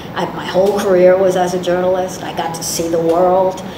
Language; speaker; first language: English; native; English